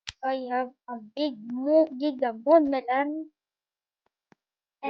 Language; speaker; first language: English; non-native, learner; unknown